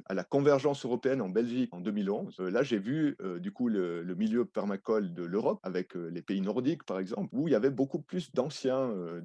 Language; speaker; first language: French; native; French